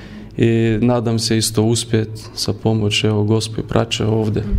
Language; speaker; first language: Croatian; non-native, learner; Lithuanian